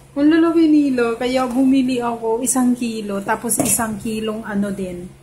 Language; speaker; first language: Filipino; non-native, local second language; Cebuano